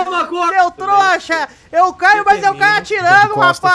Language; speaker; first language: Portuguese; native; Portuguese